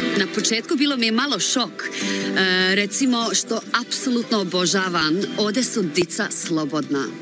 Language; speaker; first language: Croatian; early bilingual, heritage; Croatian